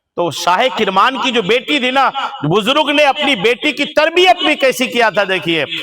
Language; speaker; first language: Urdu; native; Urdu